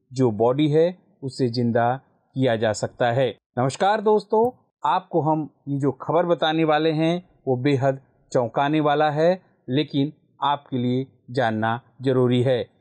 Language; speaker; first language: Hindi; non-native, local second language; Gujarati